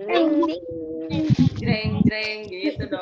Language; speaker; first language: Indonesian; native; Indonesian